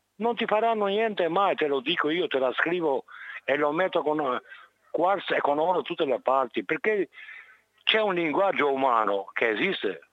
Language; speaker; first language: Italian; non-native, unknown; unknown